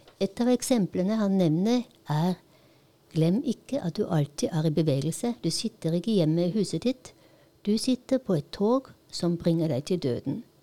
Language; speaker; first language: Norwegian; non-native, fluent; Polish